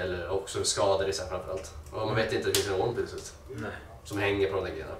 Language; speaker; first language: Swedish; native; Swedish